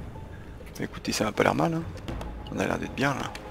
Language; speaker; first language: French; native; French